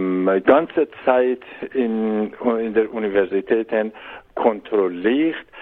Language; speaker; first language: German; non-native, learner; Persian